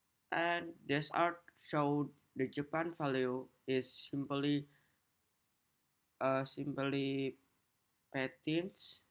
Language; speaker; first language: English; non-native, learner; Indonesian